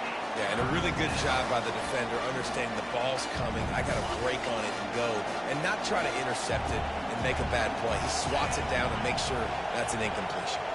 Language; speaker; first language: English; native; English